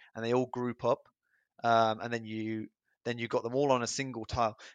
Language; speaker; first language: English; native; English